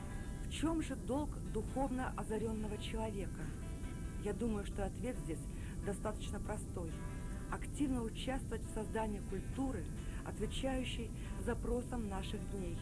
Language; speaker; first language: Russian; native; Russian